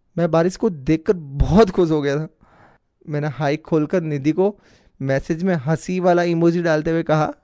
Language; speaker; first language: Hindi; native; Hindi